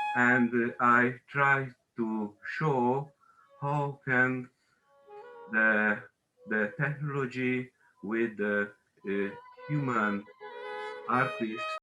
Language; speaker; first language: English; non-native, learner; Hungarian